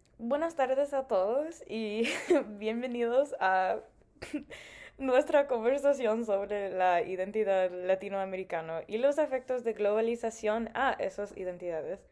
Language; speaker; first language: Spanish; early bilingual, heritage; English